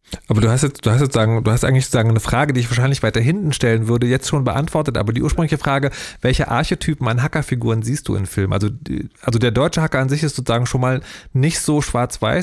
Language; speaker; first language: German; native; German